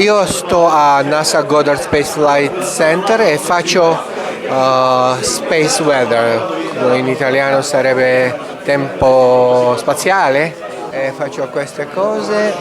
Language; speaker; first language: Italian; non-native, learner; Georgian